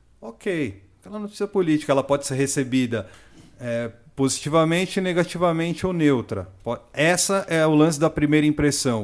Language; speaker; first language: Portuguese; native; Portuguese